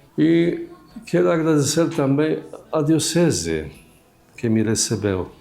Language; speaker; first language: Portuguese; non-native, fluent; Polish